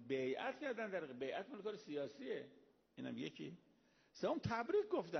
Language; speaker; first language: Persian; native; Persian